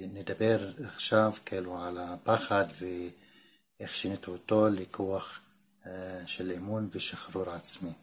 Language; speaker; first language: Hebrew; non-native, local second language; Arabic